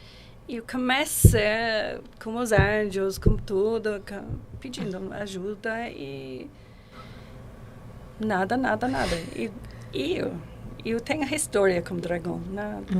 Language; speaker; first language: Portuguese; non-native, learner; English